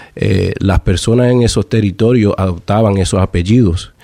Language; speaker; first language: Spanish; early bilingual, heritage; Spanish